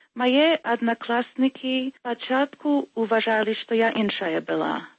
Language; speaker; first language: Belarusian; early bilingual, heritage; Belarusian